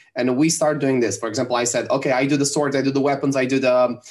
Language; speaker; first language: English; non-native, fluent; Italian